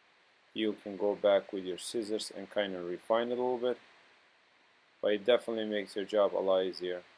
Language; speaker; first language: English; non-native, fluent; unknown